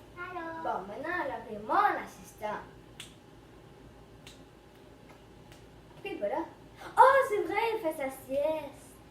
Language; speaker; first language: French; native; French